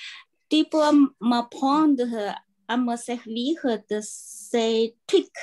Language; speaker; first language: French; non-native, learner; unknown